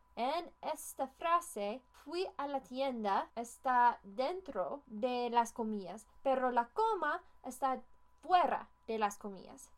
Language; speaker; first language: Spanish; non-native, fluent; English